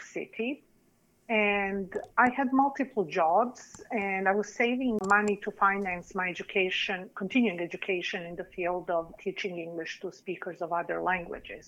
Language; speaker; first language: English; non-native, fluent; Serbian